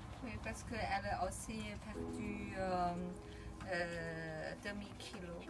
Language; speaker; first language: French; non-native, learner; Chinese